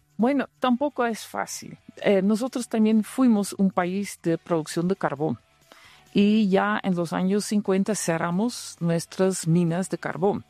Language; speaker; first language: Spanish; non-native, fluent; Dutch